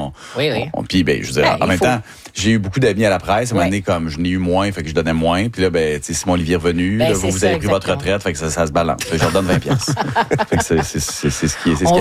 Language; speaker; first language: French; native; French